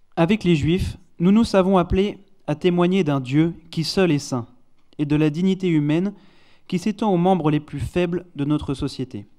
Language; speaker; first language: French; non-native, fluent; Hebrew